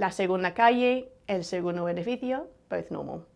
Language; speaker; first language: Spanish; non-native, fluent; English